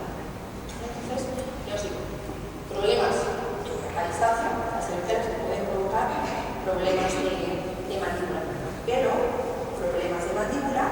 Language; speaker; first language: Spanish; native; Spanish